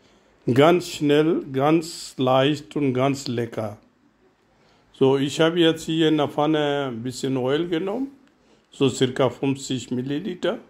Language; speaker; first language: German; non-native, learner; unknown